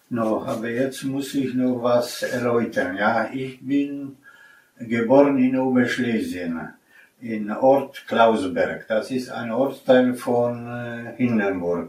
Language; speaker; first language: German; non-native, fluent; Polish